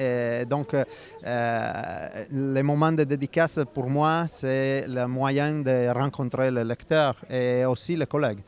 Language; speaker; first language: French; non-native, fluent; Italian